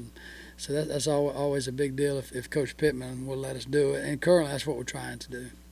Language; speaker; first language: English; native; English